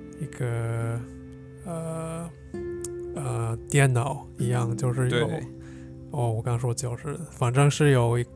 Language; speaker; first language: Chinese; non-native, fluent; English